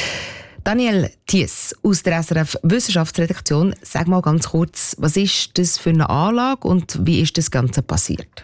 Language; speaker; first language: German; native; German